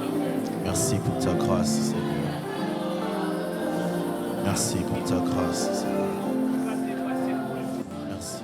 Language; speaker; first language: French; non-native, local second language; Lingala